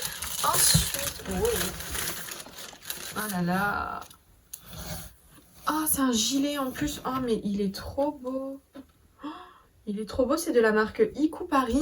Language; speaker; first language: French; native; French